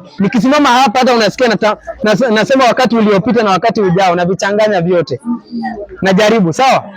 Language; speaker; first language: Swahili; non-native, fluent; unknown